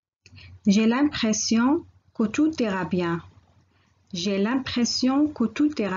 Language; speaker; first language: French; non-native, local second language; Arabic